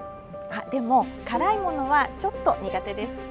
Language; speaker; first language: Japanese; non-native, fluent; Korean